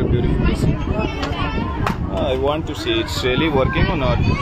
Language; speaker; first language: English; non-native, local second language; Hindi